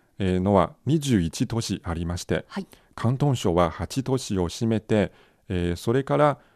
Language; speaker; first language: Japanese; non-native, fluent; Chinese